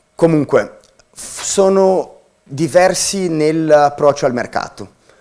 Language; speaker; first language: Italian; non-native, fluent; Portuguese